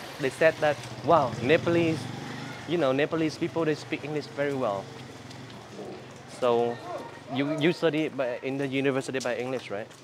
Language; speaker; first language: English; non-native, learner; Vietnamese